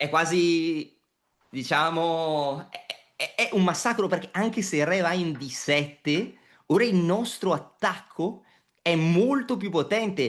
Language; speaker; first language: Italian; native; Italian